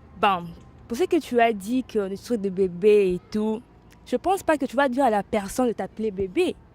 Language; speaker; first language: French; non-native, local second language; Lingala